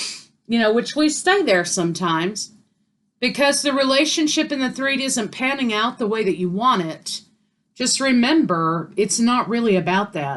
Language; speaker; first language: English; native; English